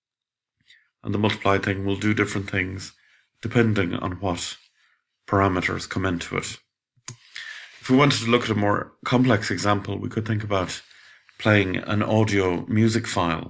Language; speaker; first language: English; native; English